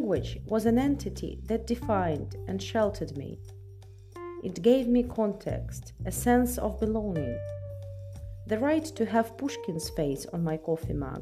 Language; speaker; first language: English; non-native, fluent; Russian